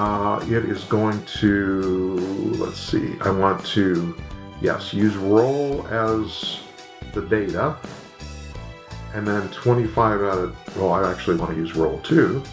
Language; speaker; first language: English; native; English